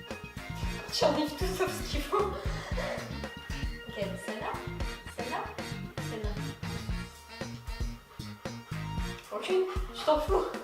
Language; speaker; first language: French; native; French